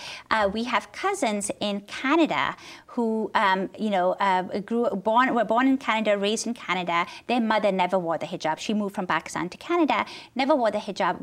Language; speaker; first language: English; non-native, local second language; Urdu